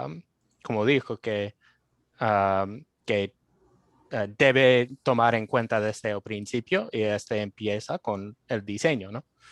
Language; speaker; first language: Spanish; non-native, fluent; English